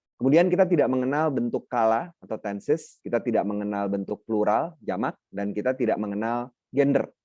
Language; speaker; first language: Indonesian; non-native, local second language; Minangkabau